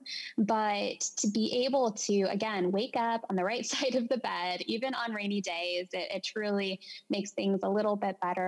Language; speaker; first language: English; native; English